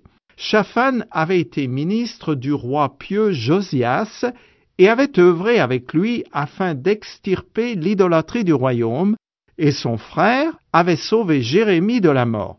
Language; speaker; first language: French; native; French